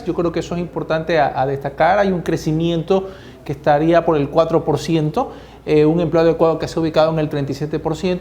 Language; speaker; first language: Spanish; native; Spanish